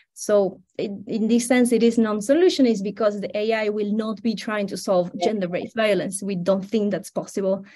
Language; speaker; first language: English; non-native, fluent; Spanish